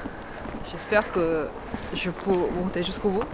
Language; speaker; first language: French; non-native, fluent; Korean